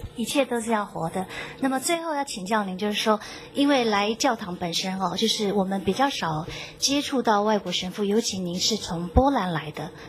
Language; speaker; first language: Chinese; native; Chinese